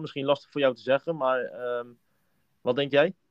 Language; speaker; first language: Dutch; native; Dutch